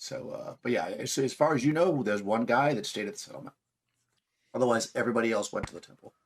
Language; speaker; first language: English; native; English